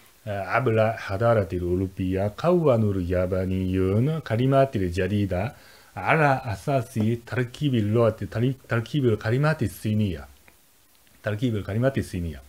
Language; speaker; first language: Arabic; non-native, fluent; Japanese